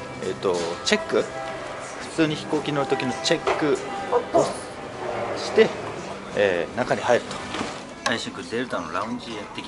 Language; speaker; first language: Japanese; native; Japanese